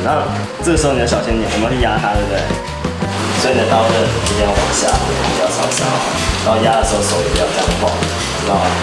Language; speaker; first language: Chinese; native; Chinese